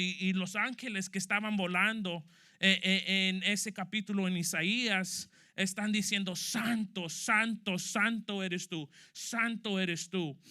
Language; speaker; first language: Spanish; early bilingual, heritage; Spanish